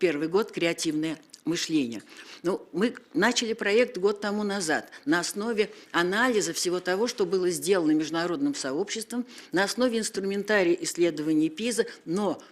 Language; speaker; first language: Russian; native; Russian